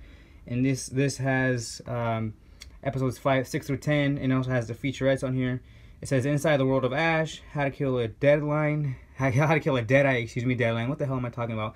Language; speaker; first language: English; native; English